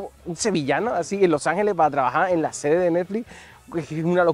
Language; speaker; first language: Spanish; native; Spanish